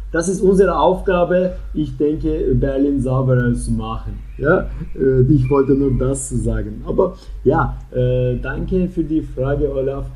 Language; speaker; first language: German; non-native, learner; Turkish